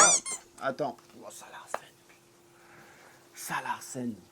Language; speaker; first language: French; native; French